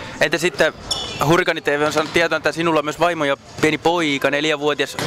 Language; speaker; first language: Finnish; native; Finnish